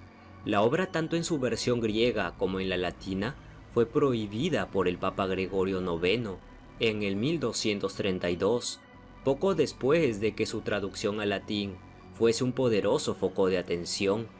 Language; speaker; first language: Spanish; native; Spanish